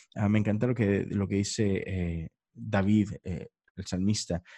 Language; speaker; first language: Spanish; native; Spanish